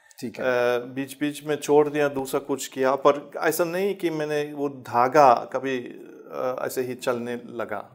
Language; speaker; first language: Urdu; non-native, fluent; German